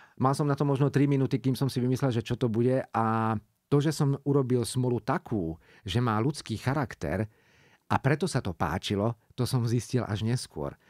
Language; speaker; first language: Slovak; non-native, local second language; Hungarian